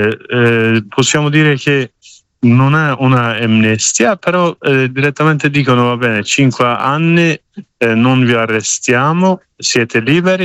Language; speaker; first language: Italian; non-native, learner; Kurdish